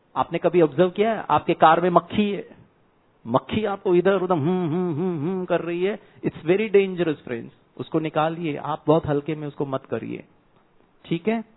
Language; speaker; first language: Hindi; non-native, local second language; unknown